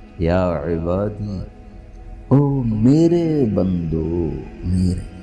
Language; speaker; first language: Urdu; non-native, local second language; Punjabi